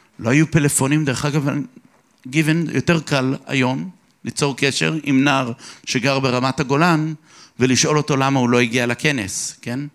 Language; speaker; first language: Hebrew; early bilingual, other home language; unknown